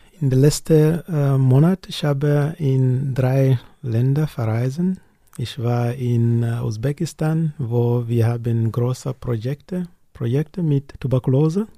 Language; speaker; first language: German; non-native, learner; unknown